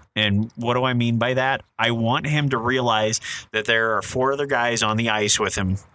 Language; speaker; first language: English; native; English